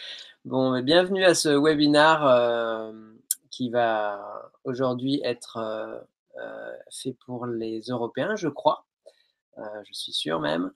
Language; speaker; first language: French; native; French